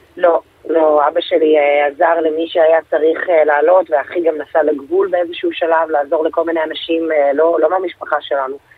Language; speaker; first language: Hebrew; early bilingual, other home language; Russian